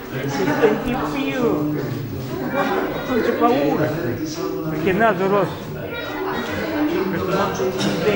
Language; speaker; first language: Italian; non-native, learner; Russian